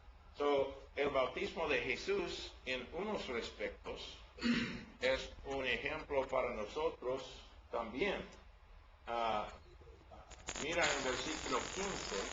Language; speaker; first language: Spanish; non-native, learner; English